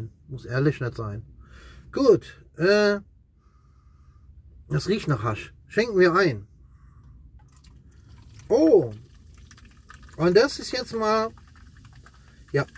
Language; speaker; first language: German; native; German